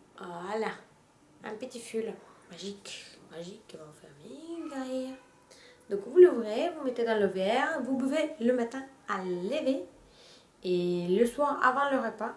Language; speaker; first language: French; non-native, fluent; Russian